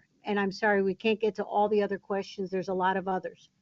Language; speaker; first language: English; native; English